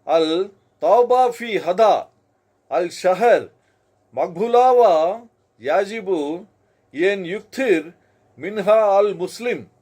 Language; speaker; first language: Arabic; non-native, learner; Telugu